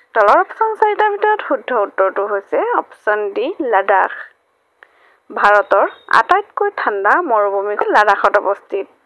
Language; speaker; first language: Assamese; native; Assamese